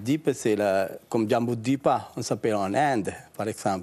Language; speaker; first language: French; non-native, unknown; Sinhala